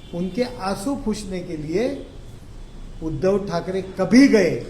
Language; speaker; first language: Hindi; non-native, local second language; Marathi